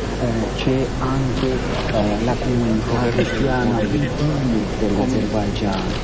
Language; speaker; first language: Italian; non-native, fluent; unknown